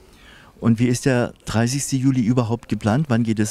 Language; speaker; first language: German; native; German